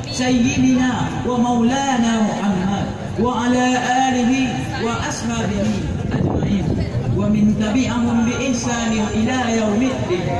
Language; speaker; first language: Arabic; non-native, learner; Indonesian